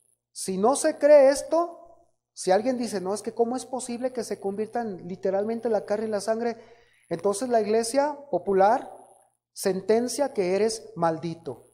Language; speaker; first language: Spanish; native; Spanish